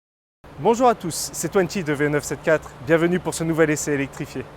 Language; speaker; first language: French; native; French